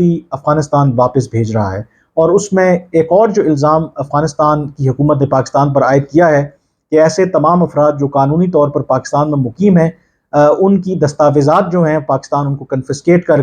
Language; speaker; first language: Urdu; native; Urdu